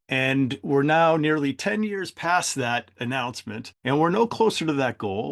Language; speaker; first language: English; native; English